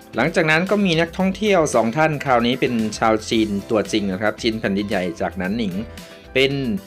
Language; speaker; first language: Thai; native; Thai